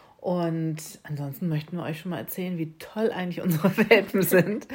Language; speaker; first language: German; native; German